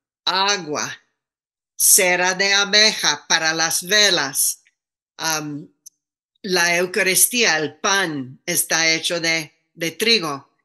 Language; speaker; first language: Spanish; non-native, fluent; English